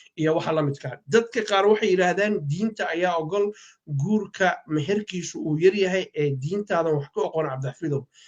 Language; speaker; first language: Somali; native; Somali